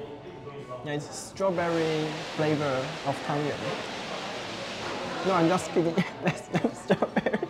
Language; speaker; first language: English; non-native, learner; Chinese